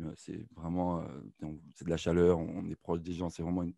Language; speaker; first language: French; native; French